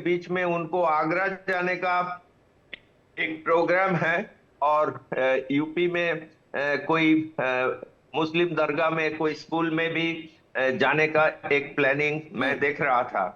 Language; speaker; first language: Hindi; non-native, local second language; Bangla